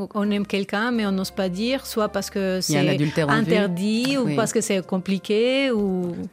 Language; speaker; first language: French; non-native, fluent; Spanish